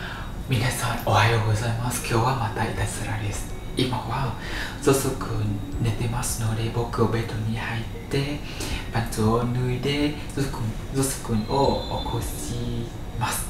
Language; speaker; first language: Japanese; non-native, learner; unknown